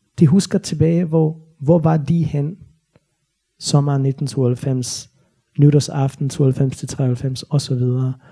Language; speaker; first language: Danish; non-native, fluent; Bosnian